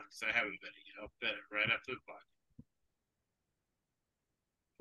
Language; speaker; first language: English; early bilingual, other home language; Spanish